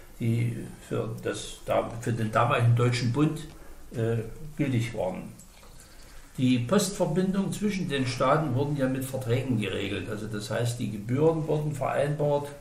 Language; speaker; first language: German; native; German